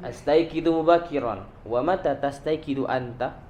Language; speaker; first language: Arabic; non-native, fluent; Indonesian